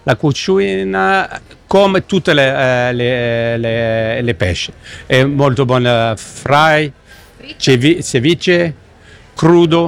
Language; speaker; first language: Italian; non-native, learner; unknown